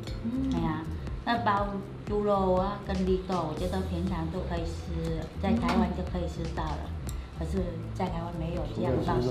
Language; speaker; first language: Chinese; non-native, learner; Vietnamese